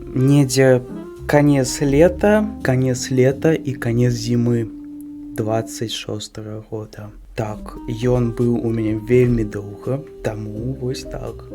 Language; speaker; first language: Belarusian; non-native, local second language; Russian